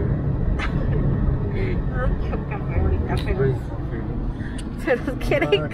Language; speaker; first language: Spanish; native; Spanish